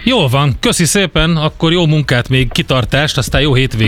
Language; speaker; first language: Hungarian; native; Hungarian